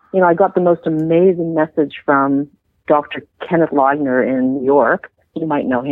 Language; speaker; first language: English; native; English